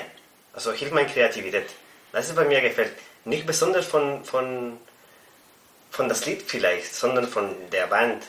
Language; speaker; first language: German; non-native, fluent; Spanish